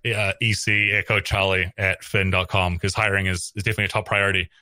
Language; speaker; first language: English; native; English